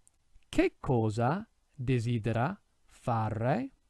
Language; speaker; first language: Italian; non-native, fluent; English